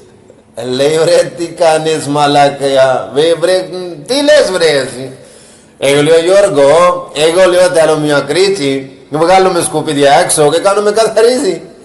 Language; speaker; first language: Greek; non-native, learner; Punjabi